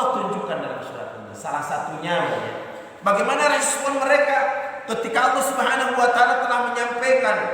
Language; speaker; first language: Indonesian; native; Indonesian